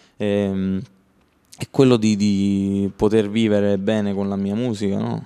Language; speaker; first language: Italian; native; Italian